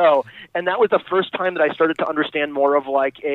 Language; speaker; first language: English; native; English